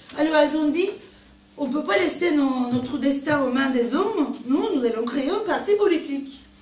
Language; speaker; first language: French; non-native, fluent; Turkish